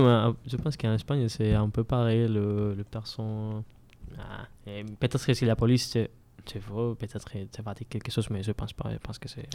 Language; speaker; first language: French; non-native, learner; Spanish